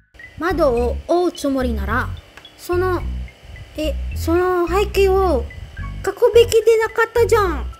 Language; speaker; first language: Japanese; non-native, learner; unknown